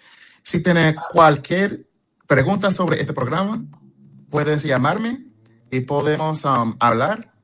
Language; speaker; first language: Spanish; non-native, fluent; English